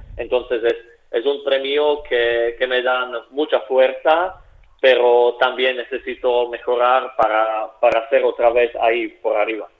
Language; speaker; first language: Spanish; non-native, fluent; Slovak